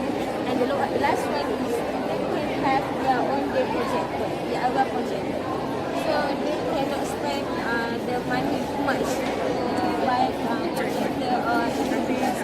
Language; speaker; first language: English; non-native, local second language; Malay